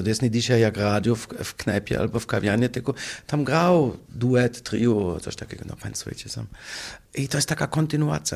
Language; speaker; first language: Polish; non-native, fluent; German